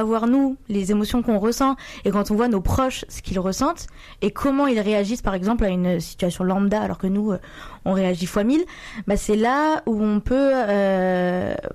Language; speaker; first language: French; native; French